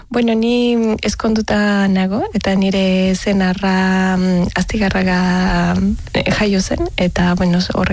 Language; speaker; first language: Basque; non-native, learner; Spanish